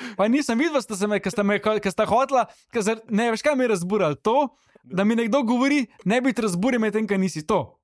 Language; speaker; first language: Slovenian; non-native, local second language; Serbian